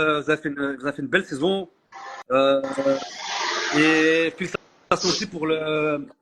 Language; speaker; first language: French; native; French